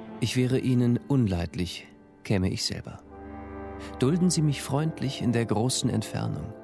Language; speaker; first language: German; native; German